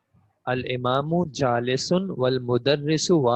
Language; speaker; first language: Arabic; non-native, fluent; Urdu